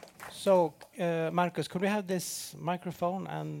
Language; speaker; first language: English; non-native, fluent; Swedish